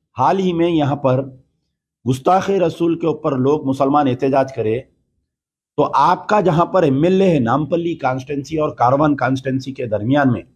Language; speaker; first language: Hindi; non-native, local second language; Urdu